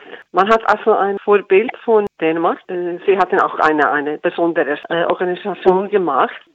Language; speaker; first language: German; non-native, fluent; Icelandic